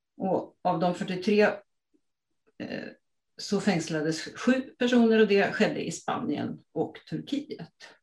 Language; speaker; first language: Swedish; native; Swedish